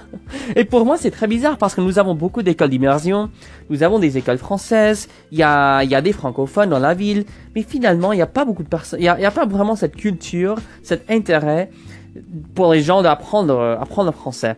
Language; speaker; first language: French; non-native, fluent; English